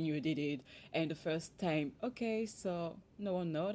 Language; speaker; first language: English; non-native, fluent; French